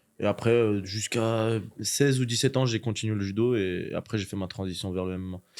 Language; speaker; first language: French; early bilingual, other home language; Chechen